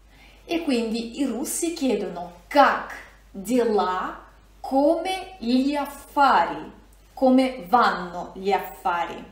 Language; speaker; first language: Italian; non-native, fluent; Russian